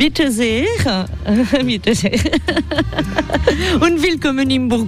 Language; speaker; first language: German; non-native, fluent; French